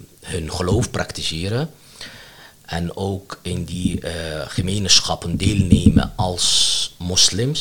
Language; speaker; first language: Dutch; non-native, fluent; Arabic